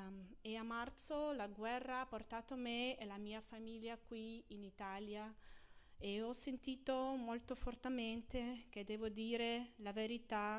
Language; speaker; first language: Italian; non-native, fluent; Ukrainian